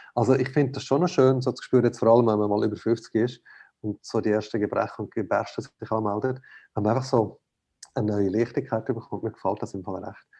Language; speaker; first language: German; native; German